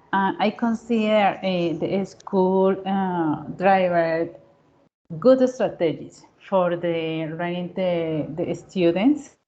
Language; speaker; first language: English; non-native, learner; Spanish